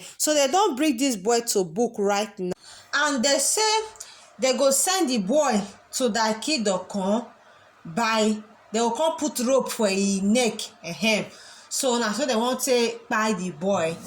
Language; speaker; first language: Nigerian Pidgin; native; Nigerian Pidgin